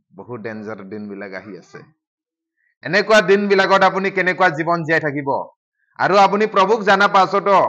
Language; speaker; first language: Assamese; non-native, local second language; Bodo